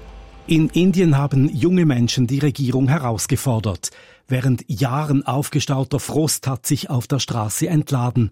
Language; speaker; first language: German; native; German